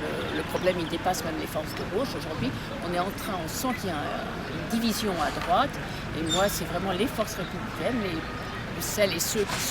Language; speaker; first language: French; native; French